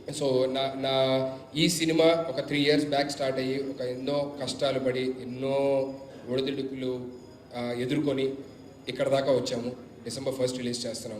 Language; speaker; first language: Telugu; native; Telugu